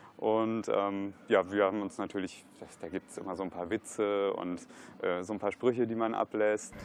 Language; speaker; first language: German; native; German